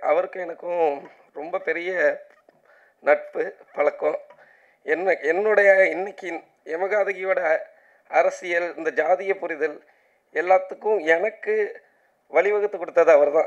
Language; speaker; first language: Tamil; native; Tamil